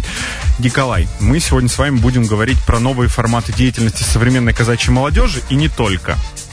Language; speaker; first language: Russian; native; Russian